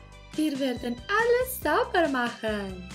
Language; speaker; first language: German; non-native, fluent; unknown